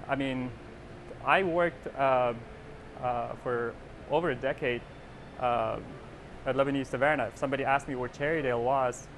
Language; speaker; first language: English; non-native, local second language; Persian